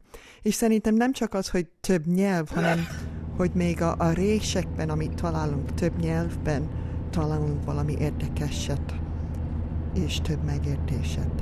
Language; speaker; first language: Hungarian; early bilingual, heritage; Hungarian